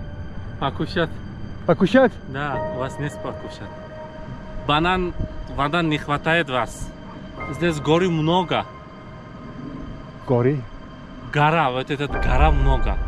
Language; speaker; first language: Russian; non-native, local second language; Tajik